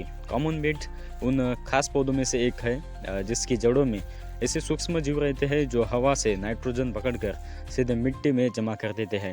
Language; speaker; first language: Hindi; native; Hindi